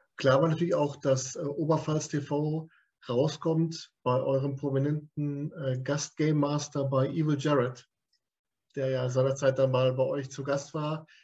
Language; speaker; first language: German; native; German